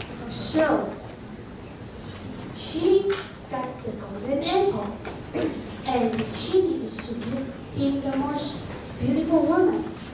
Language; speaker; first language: English; non-native, fluent; Chinese